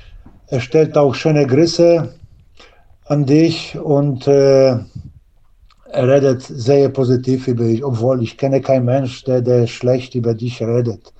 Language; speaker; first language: German; non-native, learner; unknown